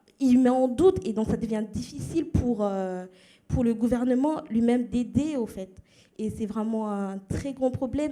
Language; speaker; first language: French; non-native, local second language; Lingala